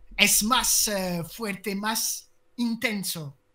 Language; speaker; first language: Spanish; non-native, learner; French